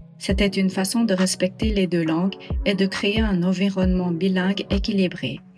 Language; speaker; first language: French; non-native, local second language; Swiss German